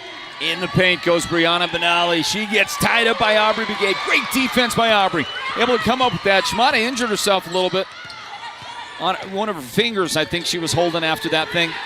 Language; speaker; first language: English; native; English